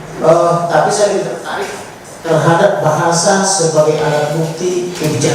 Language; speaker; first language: Indonesian; native; Indonesian